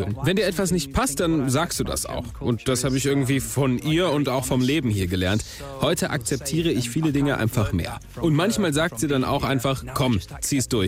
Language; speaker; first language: German; non-native, fluent; English